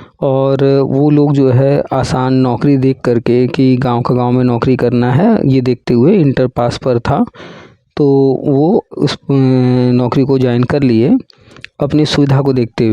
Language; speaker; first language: Hindi; native; Hindi